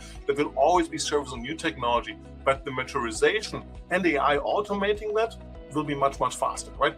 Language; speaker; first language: English; non-native, fluent; German